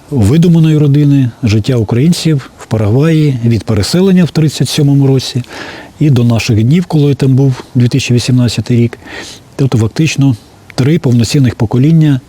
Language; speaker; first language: Ukrainian; native; Ukrainian